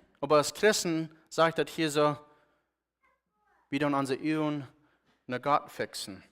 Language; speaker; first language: German; non-native, learner; Plautdietsch